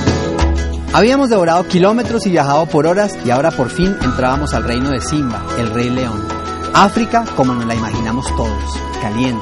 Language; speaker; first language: Spanish; native; Spanish